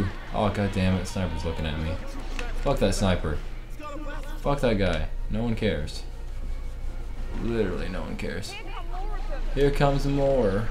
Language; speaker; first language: English; native; English